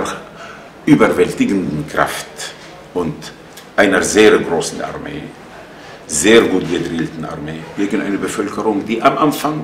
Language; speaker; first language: German; non-native, fluent; Arabic